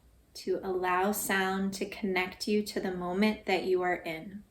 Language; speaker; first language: English; native; English